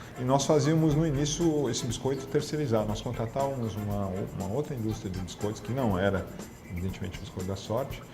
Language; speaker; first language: Portuguese; native; Portuguese